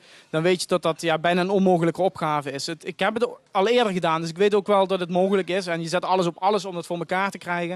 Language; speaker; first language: Dutch; native; Dutch